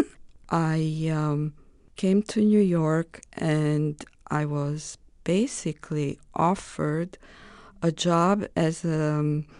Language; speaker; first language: English; non-native, fluent; Romanian